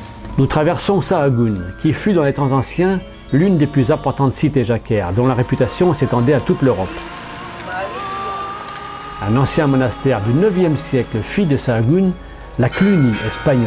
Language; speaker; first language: French; native; French